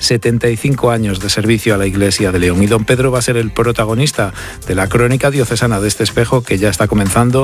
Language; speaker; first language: Spanish; native; Spanish